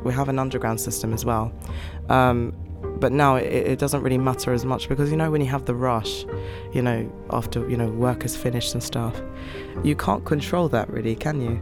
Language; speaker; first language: English; native; English